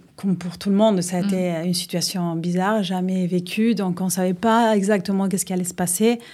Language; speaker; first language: French; non-native, fluent; Spanish